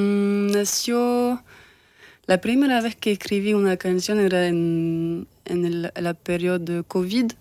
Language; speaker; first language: Spanish; early bilingual, heritage; French